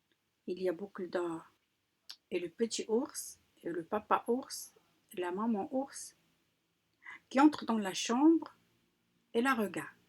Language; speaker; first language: French; non-native, local second language; Arabic